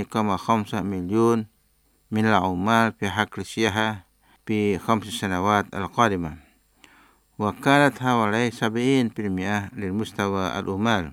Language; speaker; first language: Arabic; non-native, fluent; Indonesian